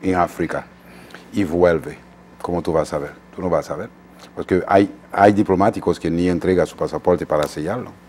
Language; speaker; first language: Spanish; non-native, fluent; Haitian Creole